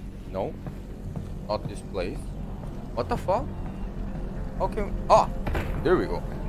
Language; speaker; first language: English; non-native, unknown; Korean